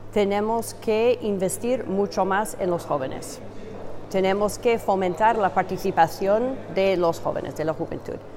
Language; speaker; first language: Spanish; non-native, fluent; English